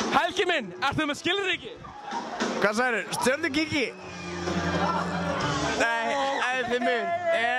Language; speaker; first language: Icelandic; native; Icelandic